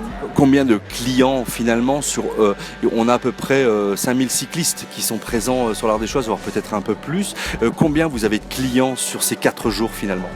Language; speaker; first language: French; native; French